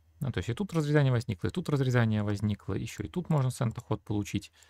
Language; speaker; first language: Russian; native; Russian